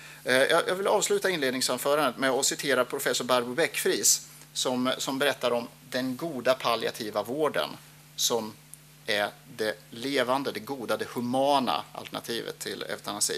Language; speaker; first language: Swedish; native; Swedish